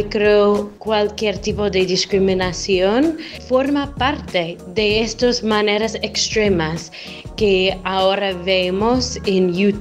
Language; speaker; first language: Spanish; non-native, fluent; English